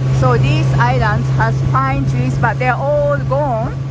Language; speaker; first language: English; non-native, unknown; Japanese